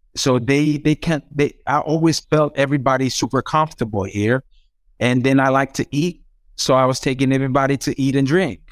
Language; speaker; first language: English; non-native, fluent; Croatian